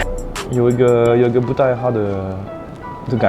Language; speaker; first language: Chinese; non-native, learner; French